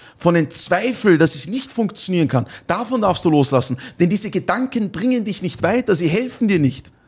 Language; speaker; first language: German; native; German